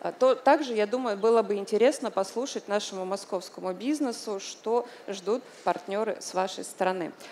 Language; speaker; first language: Russian; native; Russian